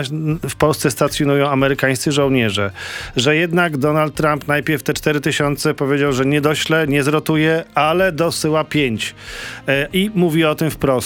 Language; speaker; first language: Polish; native; Polish